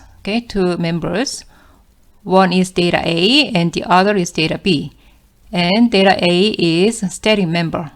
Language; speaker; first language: English; non-native, fluent; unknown